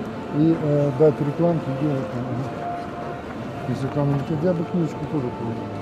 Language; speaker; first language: Russian; native; Russian